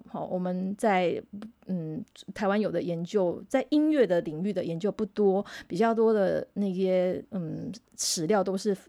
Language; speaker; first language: Chinese; non-native, local second language; Min Nan Chinese